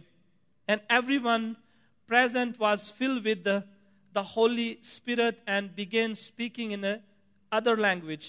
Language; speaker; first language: English; non-native, local second language; Punjabi